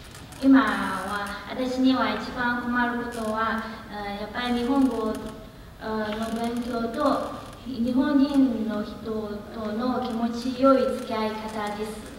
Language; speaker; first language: Japanese; non-native, learner; Chinese